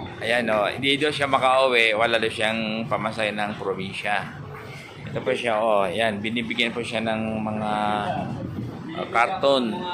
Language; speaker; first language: Filipino; non-native, local second language; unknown